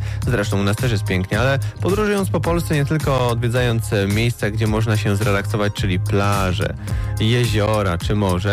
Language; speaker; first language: Polish; native; Polish